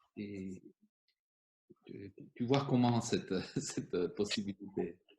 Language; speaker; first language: French; non-native, fluent; Italian